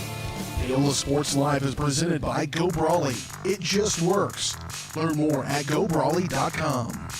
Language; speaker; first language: English; native; English